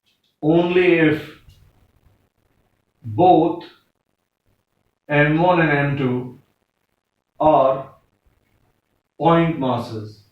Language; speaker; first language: English; non-native, local second language; Hindi